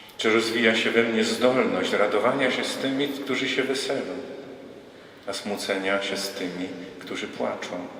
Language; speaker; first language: Polish; native; Polish